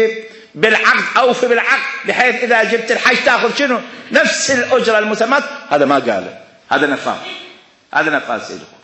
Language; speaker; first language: Arabic; native; Arabic